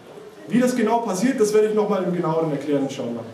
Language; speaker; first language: German; native; German